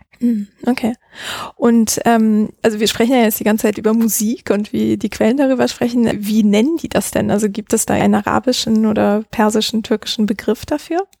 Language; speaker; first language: German; native; German